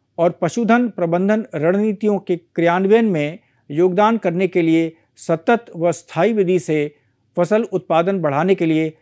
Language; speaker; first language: Hindi; native; Hindi